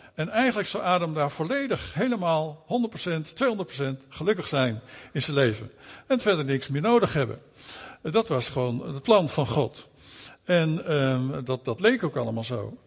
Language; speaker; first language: Dutch; native; Dutch